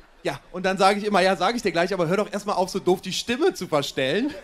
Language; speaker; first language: German; native; German